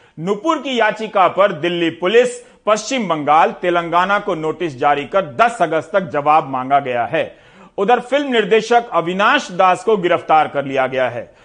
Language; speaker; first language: Hindi; native; Hindi